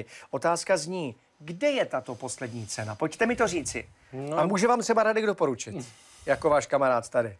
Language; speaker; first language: Czech; native; Czech